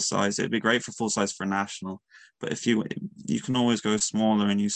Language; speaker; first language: English; native; English